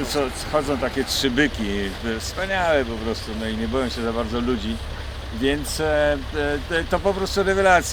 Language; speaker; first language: Polish; native; Polish